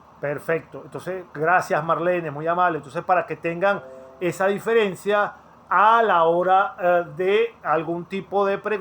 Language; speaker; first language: Spanish; native; Spanish